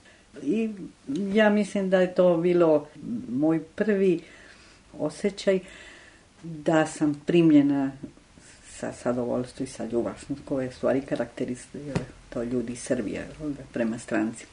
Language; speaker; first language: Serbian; non-native, fluent; Spanish